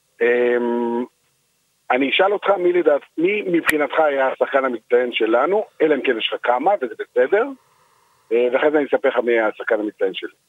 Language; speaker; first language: Hebrew; native; Hebrew